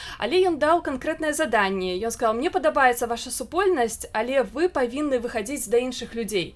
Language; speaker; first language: Belarusian; native; Belarusian